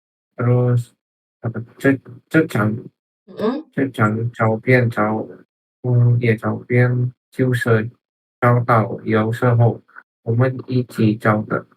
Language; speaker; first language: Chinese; non-native, learner; Indonesian